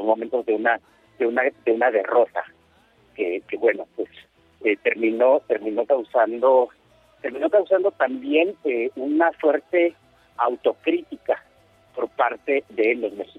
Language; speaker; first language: Spanish; native; Spanish